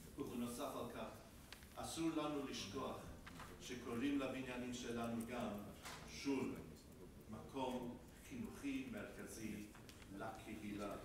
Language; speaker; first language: Hebrew; non-native, fluent; English